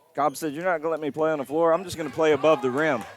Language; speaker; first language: English; native; English